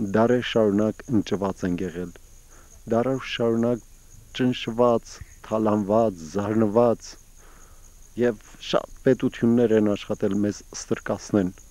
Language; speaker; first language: Armenian; early bilingual, heritage; Armenian